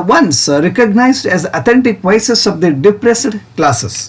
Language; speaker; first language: English; non-native, local second language; Kannada